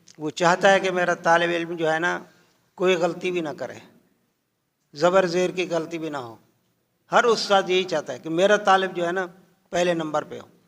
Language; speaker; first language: Urdu; native; Urdu